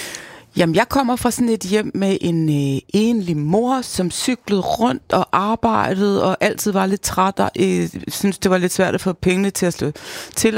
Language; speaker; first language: Danish; native; Danish